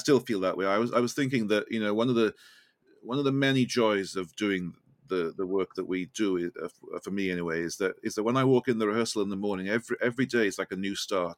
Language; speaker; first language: English; native; English